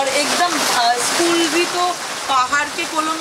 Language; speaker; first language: Hindi; non-native, local second language; Bangla